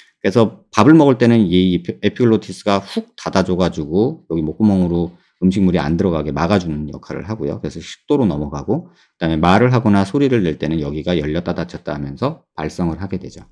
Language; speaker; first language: Korean; native; Korean